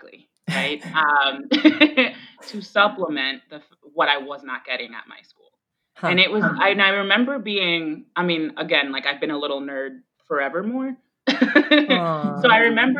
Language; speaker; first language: English; early bilingual, other home language; Spanish